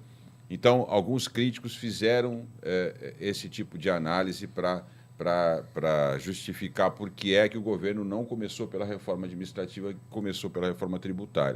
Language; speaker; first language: Portuguese; native; Portuguese